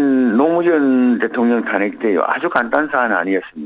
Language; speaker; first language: Korean; native; Korean